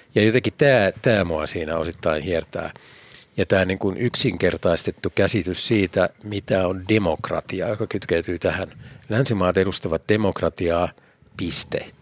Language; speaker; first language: Finnish; native; Finnish